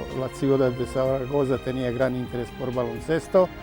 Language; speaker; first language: Spanish; non-native, fluent; Serbian